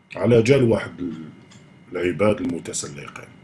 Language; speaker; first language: French; non-native, local second language; Arabic